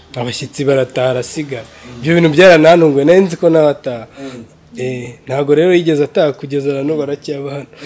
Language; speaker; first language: Kinyarwanda; native; Kinyarwanda